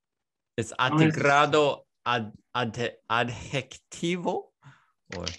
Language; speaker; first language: Spanish; non-native, learner; English